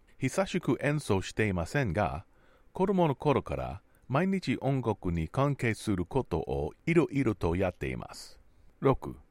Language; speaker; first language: Japanese; non-native, learner; English